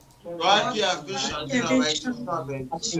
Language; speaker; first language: French; non-native, local second language; Lingala